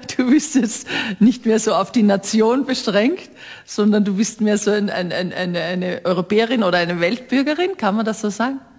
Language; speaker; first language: German; native; German